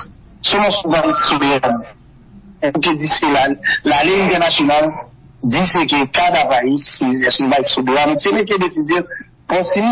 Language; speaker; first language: Spanish; non-native, fluent; Haitian Creole